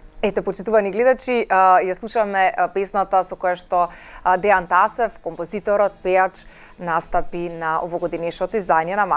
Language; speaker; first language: Macedonian; native; Macedonian